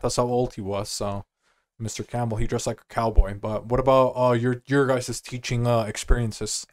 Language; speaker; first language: English; native; English